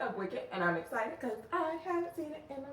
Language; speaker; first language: English; native; English